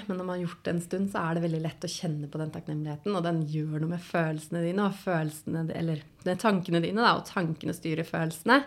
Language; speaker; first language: Norwegian; native; Norwegian